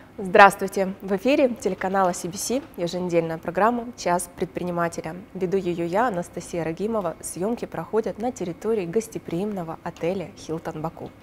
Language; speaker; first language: Russian; non-native, local second language; Azerbaijani